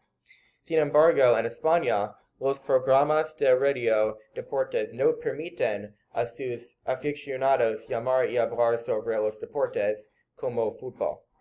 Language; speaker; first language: Spanish; non-native, learner; English